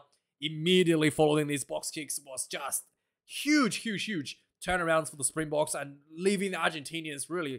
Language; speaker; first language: English; non-native, local second language; Afrikaans